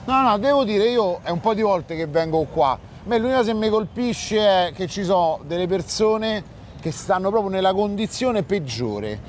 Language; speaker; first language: Italian; native; Italian